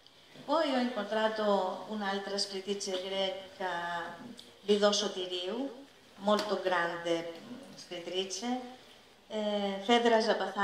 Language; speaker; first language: Italian; non-native, learner; Greek